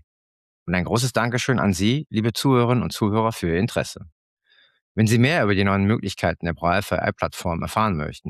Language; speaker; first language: German; native; German